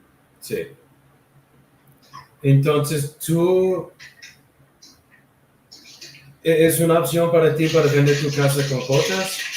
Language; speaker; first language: Spanish; non-native, learner; English